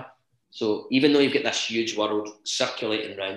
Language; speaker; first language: English; native; English